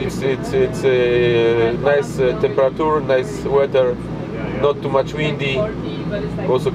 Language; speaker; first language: English; non-native, learner; Polish